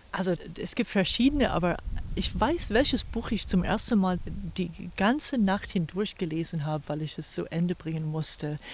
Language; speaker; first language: German; non-native, fluent; English